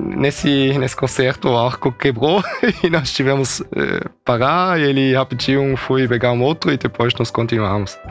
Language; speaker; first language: Portuguese; early bilingual, heritage; German